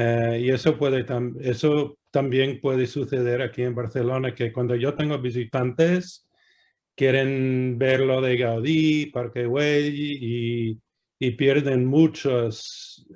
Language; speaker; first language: Spanish; non-native, fluent; English